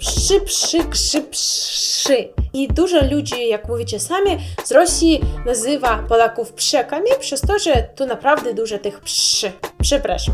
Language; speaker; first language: Polish; non-native, learner; Russian